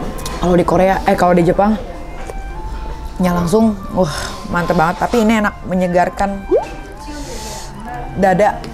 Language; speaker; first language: Indonesian; native; Indonesian